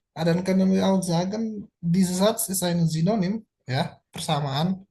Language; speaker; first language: German; non-native, fluent; Indonesian